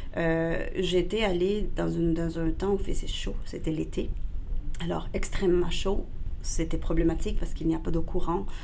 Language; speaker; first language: French; non-native, fluent; Spanish